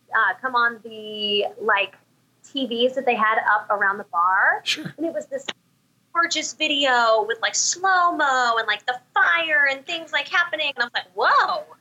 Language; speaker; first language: English; native; English